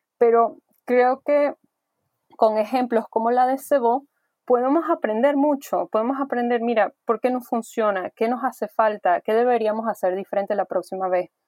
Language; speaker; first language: Spanish; early bilingual, heritage; Spanish